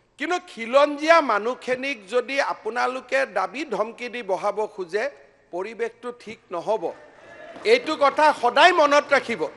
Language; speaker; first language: Assamese; native; Assamese